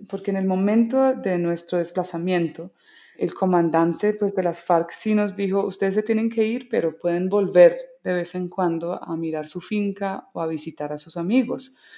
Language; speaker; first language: Spanish; early bilingual, other home language; English